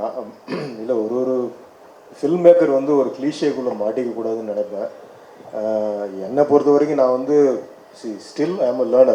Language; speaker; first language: Tamil; native; Tamil